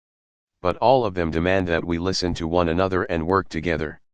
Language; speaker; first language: English; native; English